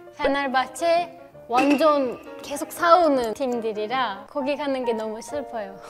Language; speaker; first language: Korean; non-native, fluent; Turkish